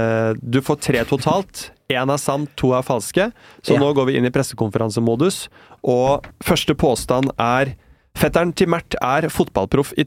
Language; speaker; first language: Norwegian; native; Norwegian